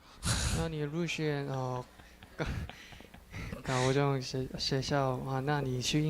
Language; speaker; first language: Chinese; non-native, learner; Korean